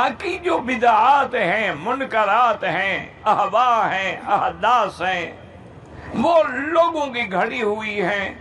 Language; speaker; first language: Urdu; native; Urdu